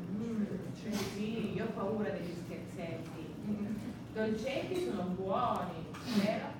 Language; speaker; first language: Italian; early bilingual, heritage; Italian